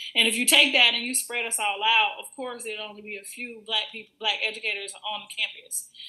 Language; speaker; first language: English; native; English